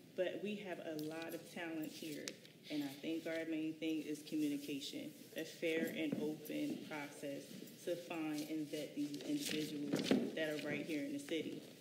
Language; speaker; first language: English; native; English